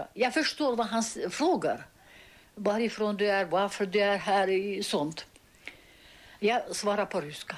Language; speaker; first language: Swedish; early bilingual, heritage; Swedish